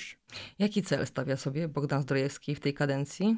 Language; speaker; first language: Polish; native; Polish